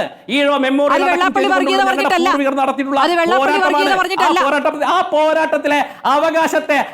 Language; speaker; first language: Malayalam; native; Malayalam